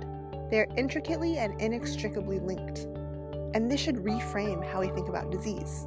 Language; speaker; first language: English; native; English